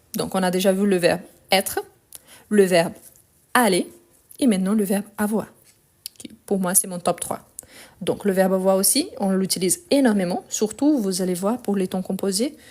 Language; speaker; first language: French; non-native, fluent; Portuguese